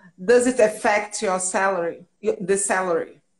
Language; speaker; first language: English; non-native, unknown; Portuguese